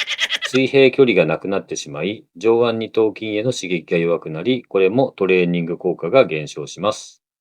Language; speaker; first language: Japanese; native; Japanese